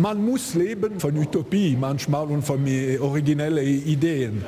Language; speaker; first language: German; non-native, local second language; French